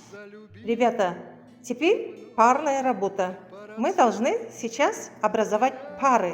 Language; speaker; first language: Russian; non-native, local second language; Kazakh